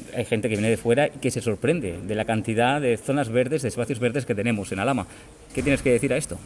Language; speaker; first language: Spanish; native; Spanish